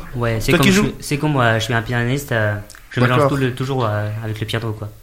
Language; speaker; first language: French; non-native, fluent; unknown